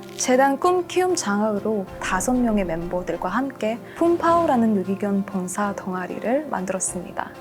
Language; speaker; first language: Korean; non-native, fluent; Indonesian